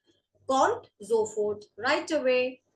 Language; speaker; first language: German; non-native, fluent; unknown